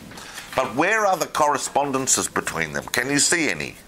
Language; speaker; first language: English; native; English